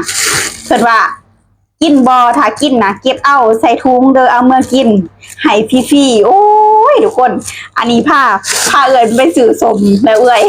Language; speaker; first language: Thai; non-native, local second language; Lao